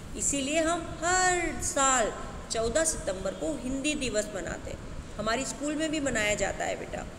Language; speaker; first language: Hindi; native; Hindi